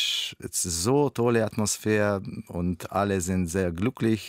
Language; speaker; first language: German; non-native, learner; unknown